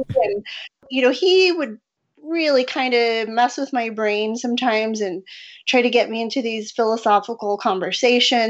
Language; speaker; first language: English; native; English